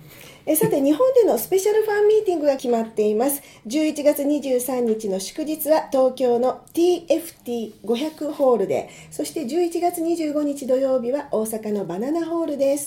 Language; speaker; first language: Japanese; native; Japanese